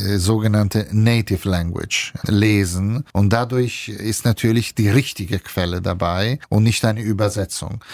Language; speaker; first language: German; non-native, fluent; Italian